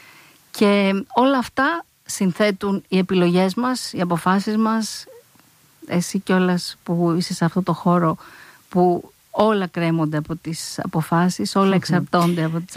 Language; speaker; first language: Greek; native; Greek